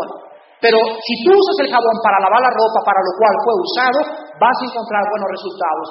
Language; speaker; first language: Spanish; native; Spanish